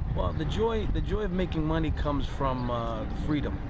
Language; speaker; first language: English; native; English